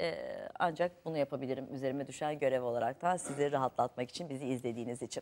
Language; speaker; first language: Turkish; native; Turkish